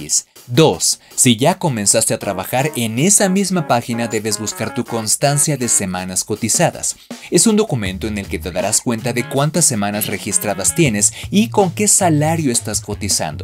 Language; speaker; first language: Spanish; native; Spanish